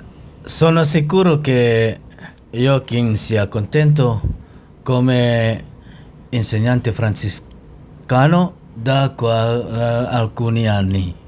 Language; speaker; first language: Italian; non-native, learner; Indonesian